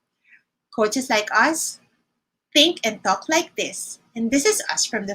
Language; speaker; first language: English; non-native, local second language; Filipino